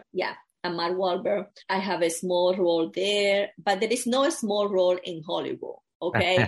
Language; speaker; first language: English; non-native, fluent; Spanish